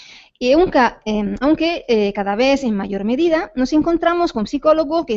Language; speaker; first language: Spanish; native; Spanish